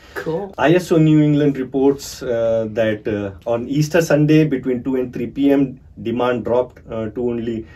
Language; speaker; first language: English; non-native, local second language; Marathi